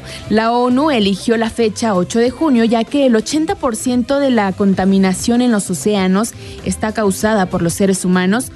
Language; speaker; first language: Spanish; native; Spanish